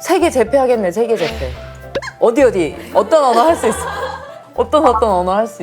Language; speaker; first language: Korean; native; Korean